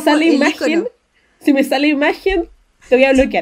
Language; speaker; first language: Spanish; native; Spanish